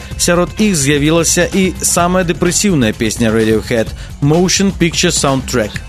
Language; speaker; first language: Belarusian; native; Belarusian